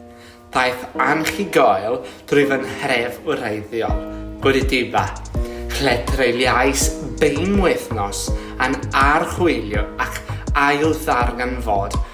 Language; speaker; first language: Welsh; non-native, learner; Portuguese